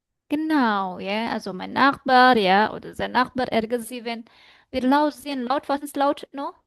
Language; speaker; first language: German; non-native, fluent; Indonesian